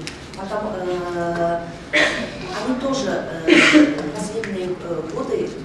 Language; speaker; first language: Russian; non-native, local second language; Kazakh